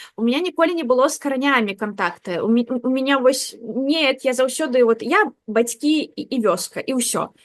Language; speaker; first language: Belarusian; non-native, local second language; Russian